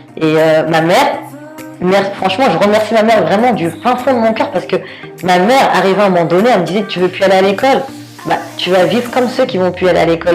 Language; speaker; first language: French; early bilingual, other home language; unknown